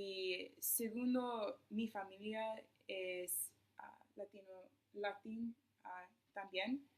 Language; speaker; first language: Spanish; non-native, learner; English